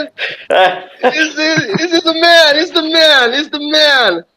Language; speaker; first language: English; non-native, learner; Portuguese